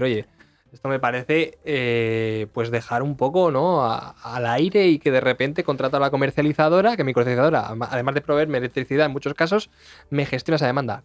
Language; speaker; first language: Spanish; native; Spanish